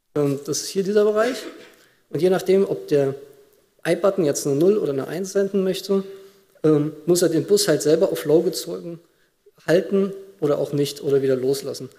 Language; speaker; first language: German; native; German